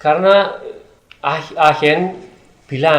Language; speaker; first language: Indonesian; non-native, learner; Spanish